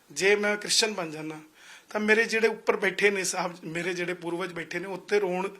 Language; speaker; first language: Punjabi; non-native, local second language; Hindi